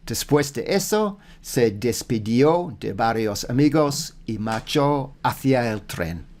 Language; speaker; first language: Spanish; non-native, learner; English